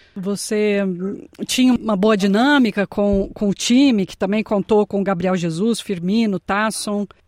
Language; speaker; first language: Portuguese; native; Portuguese